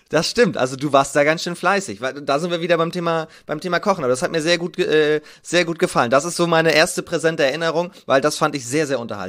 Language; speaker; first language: German; native; German